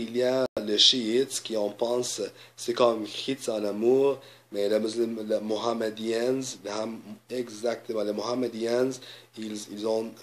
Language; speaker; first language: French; non-native, learner; English